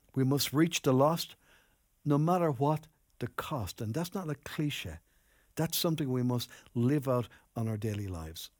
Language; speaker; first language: English; native; English